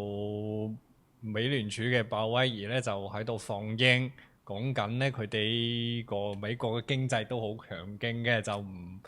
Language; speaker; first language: Cantonese; native; Cantonese